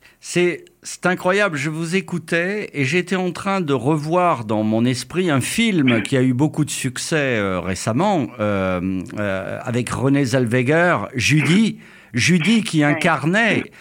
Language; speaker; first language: French; native; French